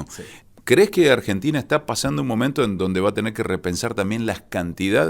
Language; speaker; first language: Spanish; native; Spanish